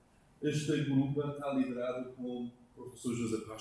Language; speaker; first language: Portuguese; non-native, learner; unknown